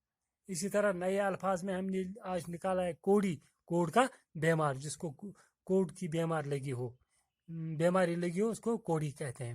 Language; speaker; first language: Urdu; non-native, local second language; Kashmiri